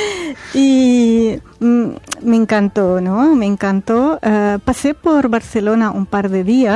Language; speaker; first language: Spanish; non-native, fluent; Arabic